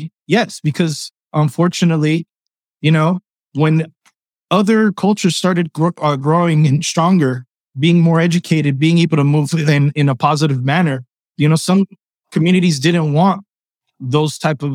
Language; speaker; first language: English; early bilingual, other home language; Spanish